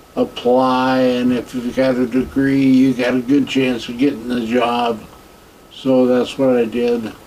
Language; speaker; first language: English; native; English